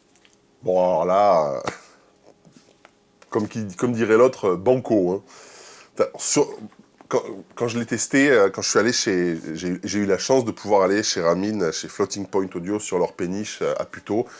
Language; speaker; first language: French; native; French